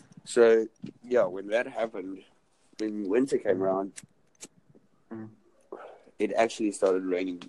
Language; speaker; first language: English; non-native, local second language; Afrikaans